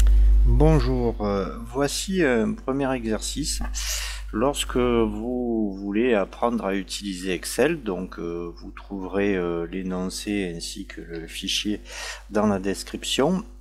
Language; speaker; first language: French; native; French